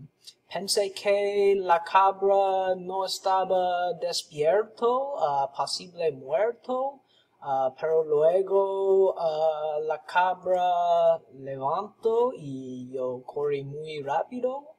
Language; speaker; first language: Spanish; non-native, learner; English